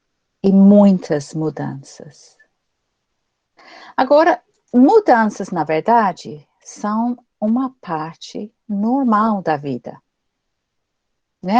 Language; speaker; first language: Portuguese; non-native, fluent; English